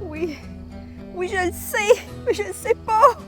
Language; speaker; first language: French; native; French